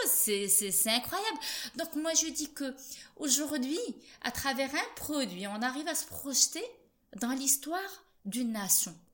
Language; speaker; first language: French; non-native, local second language; Arabic